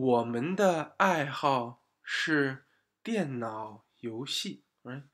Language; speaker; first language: Chinese; non-native, fluent; English